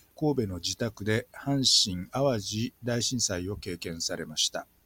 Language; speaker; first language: Japanese; native; Japanese